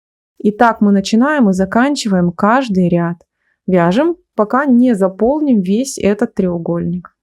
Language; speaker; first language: Russian; native; Russian